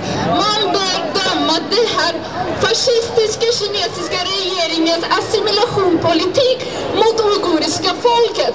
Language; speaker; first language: Swedish; non-native, fluent; Azerbaijani